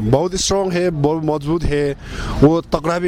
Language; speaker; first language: Hindi; non-native, learner; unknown